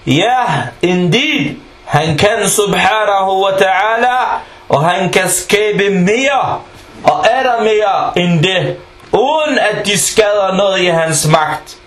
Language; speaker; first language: Danish; non-native, fluent; Arabic